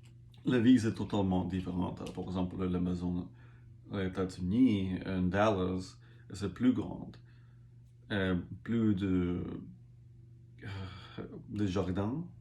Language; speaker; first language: French; non-native, learner; English